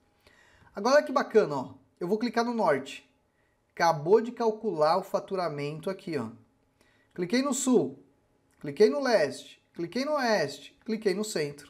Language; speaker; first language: Portuguese; native; Portuguese